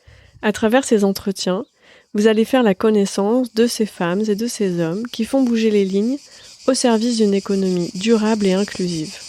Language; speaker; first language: French; native; French